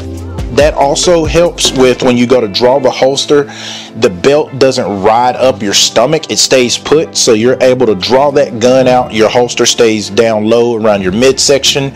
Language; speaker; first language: English; native; English